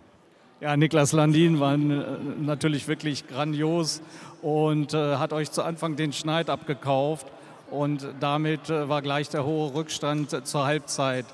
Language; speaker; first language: German; native; German